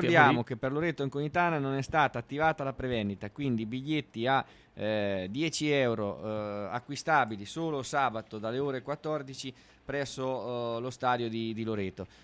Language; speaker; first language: Italian; native; Italian